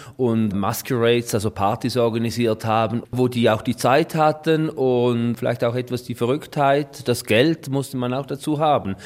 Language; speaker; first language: German; native; German